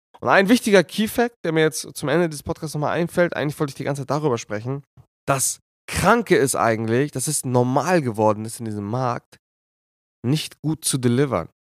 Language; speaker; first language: German; native; German